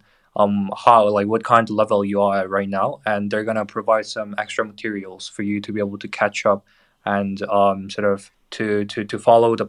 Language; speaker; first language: English; non-native, fluent; Korean